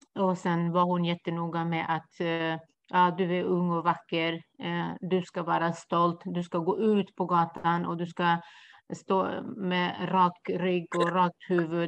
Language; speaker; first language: Swedish; non-native, fluent; Kurdish